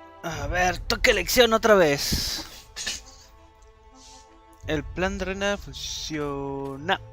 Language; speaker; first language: Spanish; native; Spanish